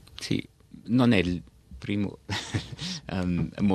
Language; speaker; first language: Italian; early bilingual, heritage; Italian